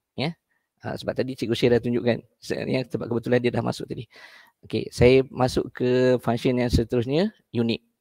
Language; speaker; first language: Malay; native; Malay